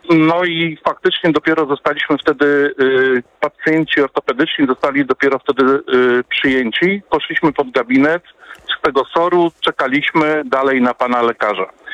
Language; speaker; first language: Polish; native; Polish